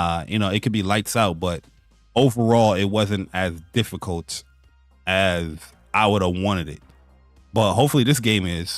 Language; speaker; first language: English; native; English